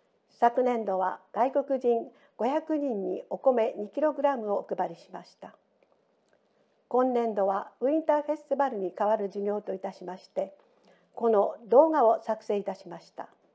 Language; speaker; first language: Japanese; native; Japanese